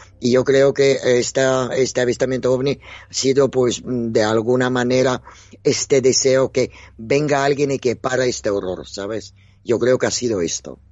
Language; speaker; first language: Spanish; non-native, fluent; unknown